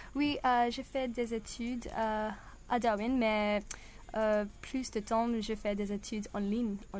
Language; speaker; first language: French; non-native, learner; English